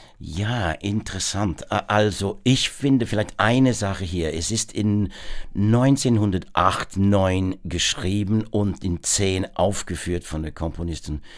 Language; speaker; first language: German; non-native, fluent; English